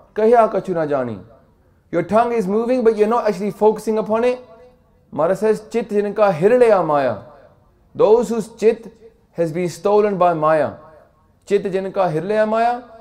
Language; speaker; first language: Punjabi; early bilingual, heritage; Punjabi